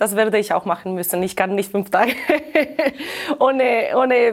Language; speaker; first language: German; non-native, fluent; Catalan